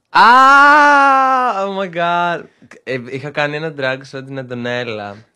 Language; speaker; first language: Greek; early bilingual, other home language; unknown